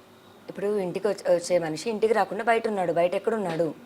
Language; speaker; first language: Telugu; native; Telugu